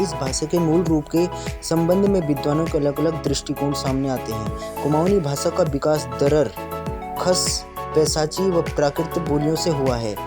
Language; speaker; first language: Hindi; native; Hindi